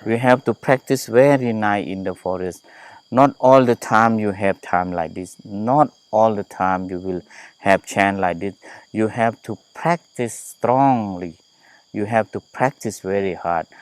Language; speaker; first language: English; non-native, learner; Thai